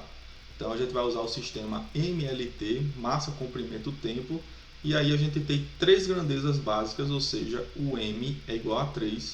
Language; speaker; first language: Portuguese; native; Portuguese